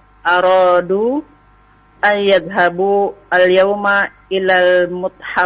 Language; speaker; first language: Arabic; non-native, learner; Indonesian